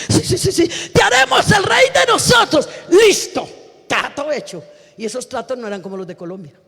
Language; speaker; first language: Spanish; native; Spanish